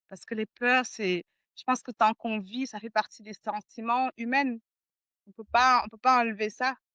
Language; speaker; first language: French; native; French